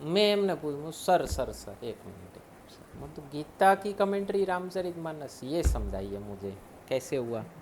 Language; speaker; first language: Hindi; non-native, local second language; Gujarati